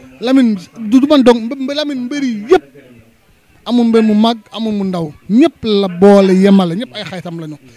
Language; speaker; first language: Wolof; native; Wolof